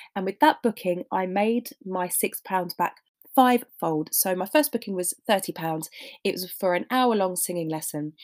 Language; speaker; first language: English; native; English